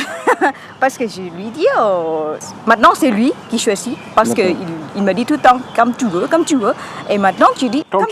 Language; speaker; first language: French; non-native, learner; Thai